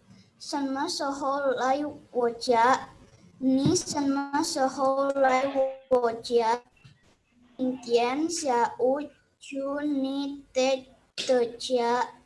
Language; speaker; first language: Chinese; non-native, learner; Indonesian